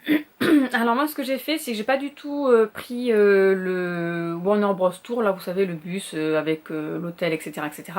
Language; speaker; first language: French; native; French